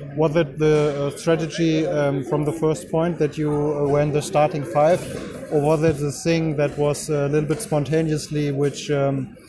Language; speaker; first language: English; non-native, fluent; German